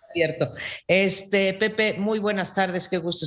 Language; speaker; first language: Spanish; native; Spanish